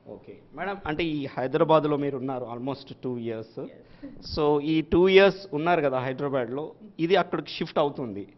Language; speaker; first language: Telugu; native; Telugu